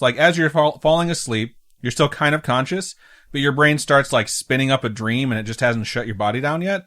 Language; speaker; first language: English; native; English